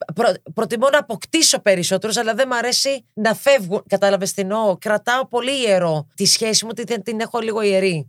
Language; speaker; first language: Greek; early bilingual, heritage; Greek